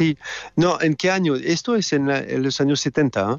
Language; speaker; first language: Spanish; non-native, learner; French